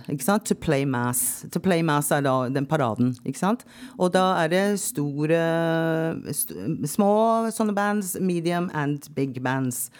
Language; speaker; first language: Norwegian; non-native, fluent; English